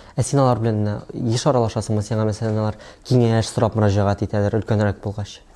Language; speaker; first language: Tatar; native; Tatar